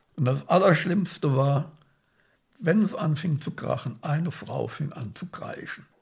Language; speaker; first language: German; native; German